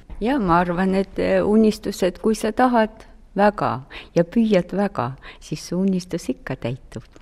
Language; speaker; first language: Estonian; non-native, local second language; Russian